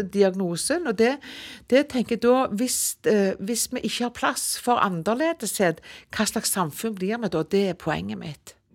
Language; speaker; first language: Norwegian; native; Norwegian